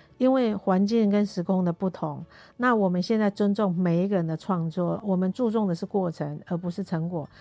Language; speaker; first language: Chinese; non-native, local second language; Hakka Chinese